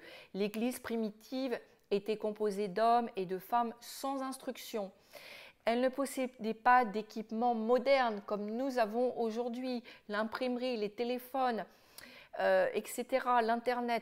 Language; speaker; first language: French; native; French